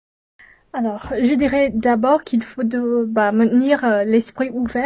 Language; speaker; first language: French; non-native, fluent; English